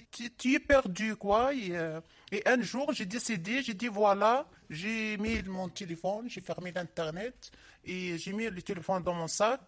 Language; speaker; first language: French; non-native, learner; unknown